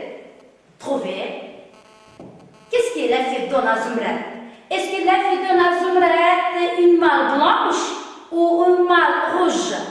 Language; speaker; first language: French; non-native, learner; Uzbek